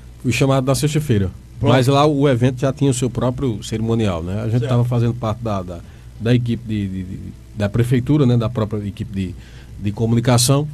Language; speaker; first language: Portuguese; native; Portuguese